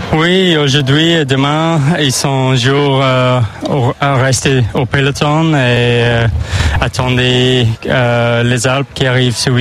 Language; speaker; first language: French; non-native, learner; English